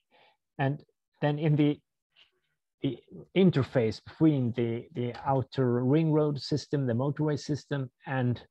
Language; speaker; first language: English; non-native, fluent; Swedish